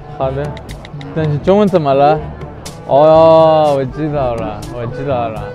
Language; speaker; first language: Chinese; non-native, fluent; Spanish